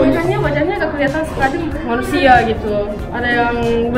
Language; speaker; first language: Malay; non-native, fluent; Turkish